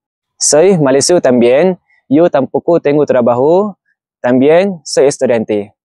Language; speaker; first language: Spanish; non-native, learner; Malay